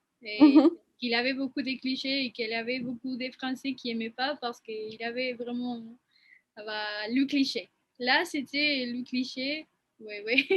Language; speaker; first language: French; non-native, fluent; Spanish